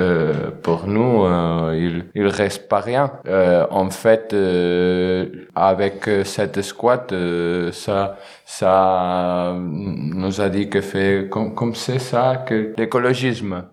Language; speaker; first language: French; non-native, learner; Spanish